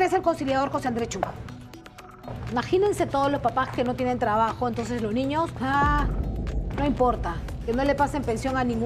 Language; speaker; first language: Spanish; native; Spanish